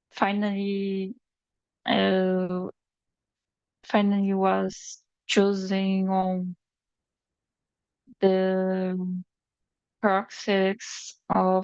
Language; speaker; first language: English; non-native, learner; Portuguese